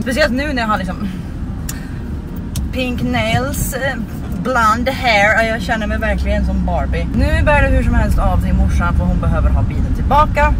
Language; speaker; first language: Swedish; native; Swedish